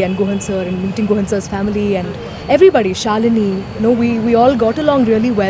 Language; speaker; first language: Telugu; non-native, local second language; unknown